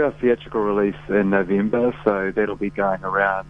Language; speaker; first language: English; native; English